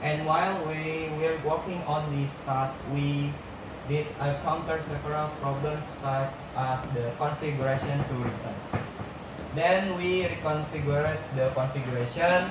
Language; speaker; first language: English; non-native, learner; Indonesian